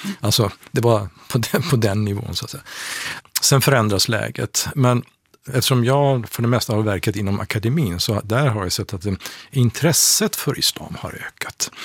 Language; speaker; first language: Swedish; non-native, fluent; Persian